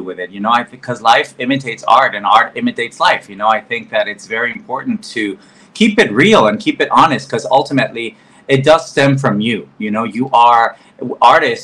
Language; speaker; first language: English; non-native, fluent; Spanish